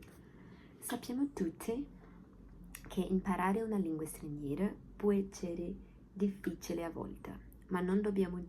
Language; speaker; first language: Italian; non-native, learner; Portuguese